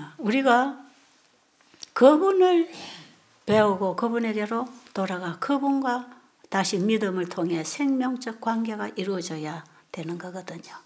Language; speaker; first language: Korean; native; Korean